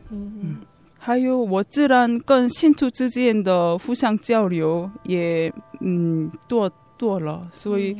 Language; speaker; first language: Chinese; non-native, fluent; Korean